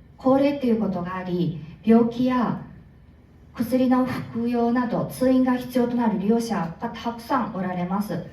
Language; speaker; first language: Japanese; non-native, fluent; Korean